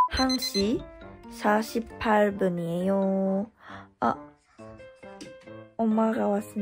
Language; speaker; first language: Korean; non-native, learner; Japanese